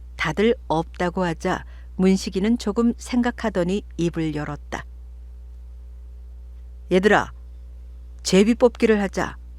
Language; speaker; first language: Korean; native; Korean